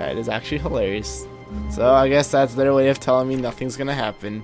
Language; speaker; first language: English; native; English